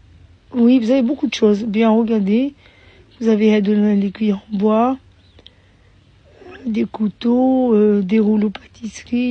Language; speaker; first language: French; non-native, local second language; Arabic